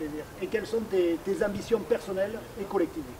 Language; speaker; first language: French; native; French